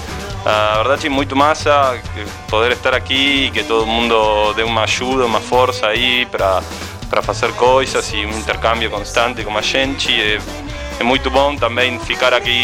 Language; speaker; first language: Portuguese; non-native, fluent; Spanish